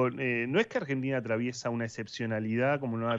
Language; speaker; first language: Spanish; native; Spanish